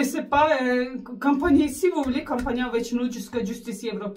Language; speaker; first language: French; non-native, learner; Arabic